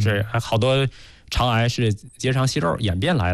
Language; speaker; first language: Chinese; native; Chinese